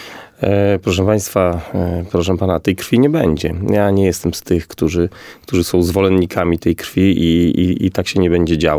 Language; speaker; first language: Polish; native; Polish